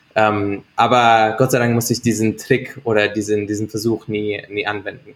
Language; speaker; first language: German; native; German